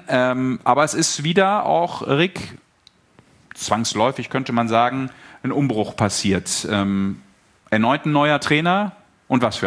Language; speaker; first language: German; native; German